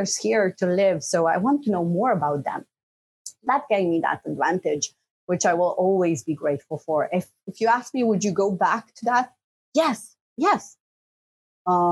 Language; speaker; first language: English; non-native, fluent; Bosnian